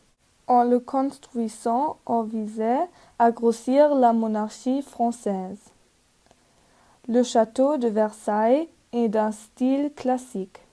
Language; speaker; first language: French; non-native, learner; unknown